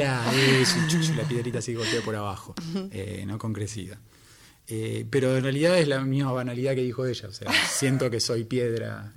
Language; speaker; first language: Spanish; native; Spanish